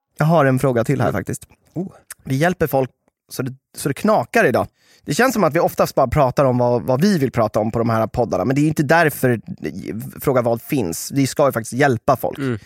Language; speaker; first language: Swedish; native; Swedish